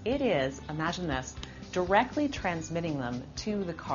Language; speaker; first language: English; native; English